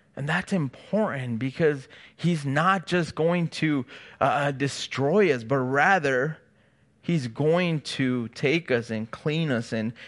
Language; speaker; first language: English; native; English